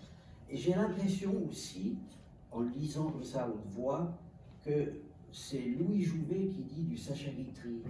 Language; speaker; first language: French; native; French